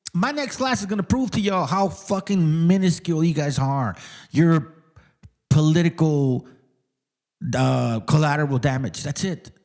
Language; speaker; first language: English; early bilingual, other home language; Spanish